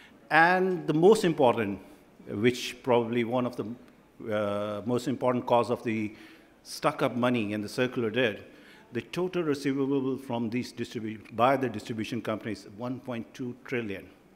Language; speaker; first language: English; non-native, local second language; Urdu